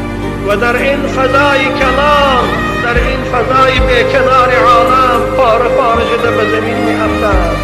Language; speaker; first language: Persian; native; Persian